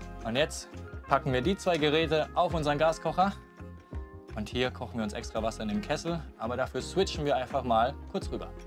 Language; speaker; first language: German; native; German